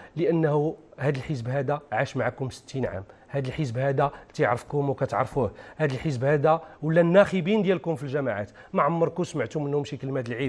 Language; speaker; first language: Arabic; native; Arabic